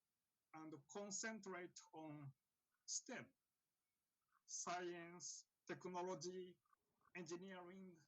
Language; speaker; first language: English; non-native, fluent; Japanese